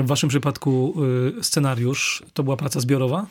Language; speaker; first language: Polish; native; Polish